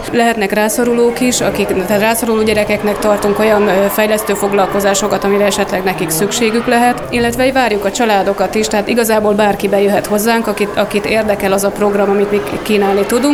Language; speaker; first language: Hungarian; native; Hungarian